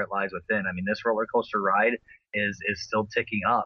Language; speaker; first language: English; native; English